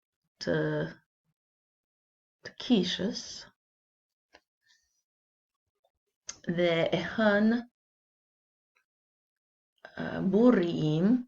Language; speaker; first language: Albanian; non-native, learner; English